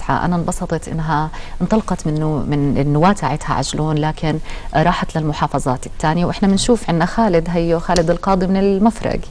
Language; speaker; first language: Arabic; native; Arabic